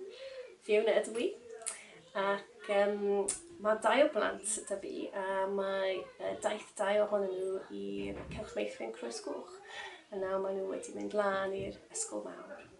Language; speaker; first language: Welsh; non-native, learner; English